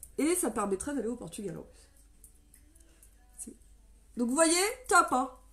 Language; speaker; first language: French; native; French